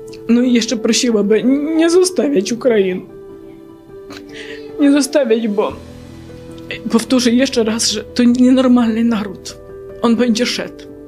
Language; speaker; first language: Polish; non-native, fluent; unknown